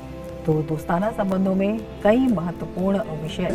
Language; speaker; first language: Hindi; native; Hindi